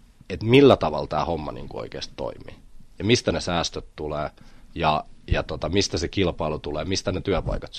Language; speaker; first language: Finnish; native; Finnish